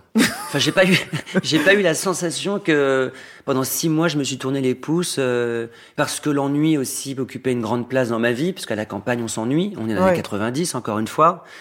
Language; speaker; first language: French; native; French